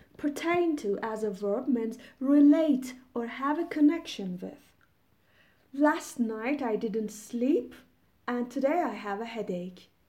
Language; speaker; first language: English; non-native, fluent; Persian